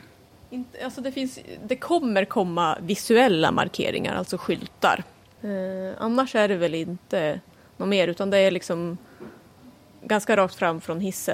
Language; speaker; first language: Swedish; native; Swedish